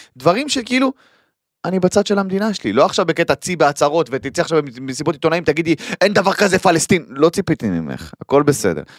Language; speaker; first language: Hebrew; native; Hebrew